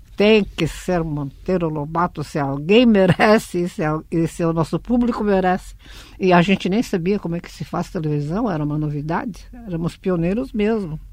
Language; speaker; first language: Portuguese; early bilingual, other home language; Russian